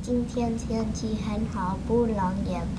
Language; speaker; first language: Chinese; non-native, learner; English